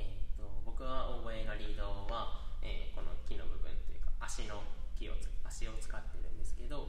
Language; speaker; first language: Japanese; native; Japanese